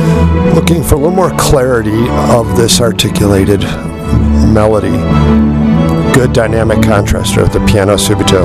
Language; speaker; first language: English; native; English